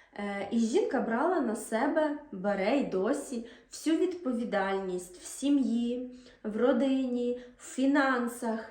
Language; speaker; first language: Ukrainian; native; Ukrainian